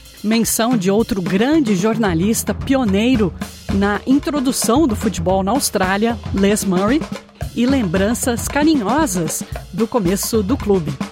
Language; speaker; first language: Portuguese; native; Portuguese